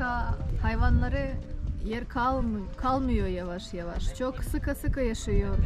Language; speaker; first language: Turkish; non-native, learner; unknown